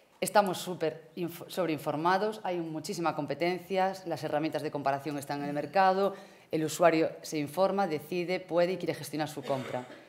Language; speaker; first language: Spanish; native; Spanish